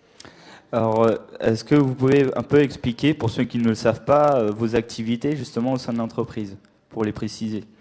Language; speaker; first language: French; native; French